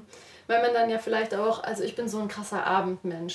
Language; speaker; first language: German; native; German